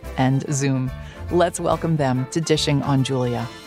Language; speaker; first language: English; native; English